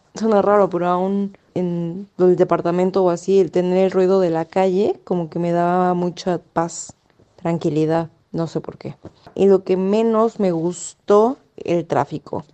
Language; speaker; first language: Spanish; native; Spanish